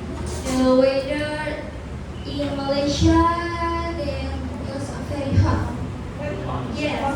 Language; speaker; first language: English; non-native, learner; Indonesian